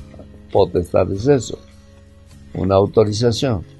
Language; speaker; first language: Spanish; native; Spanish